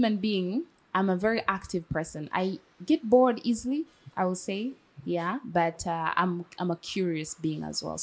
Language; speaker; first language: English; non-native, local second language; Swahili